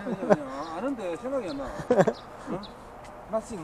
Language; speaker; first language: Korean; native; Korean